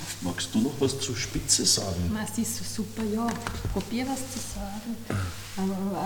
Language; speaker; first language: German; native; German